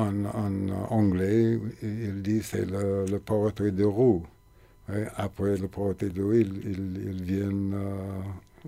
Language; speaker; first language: French; non-native, learner; English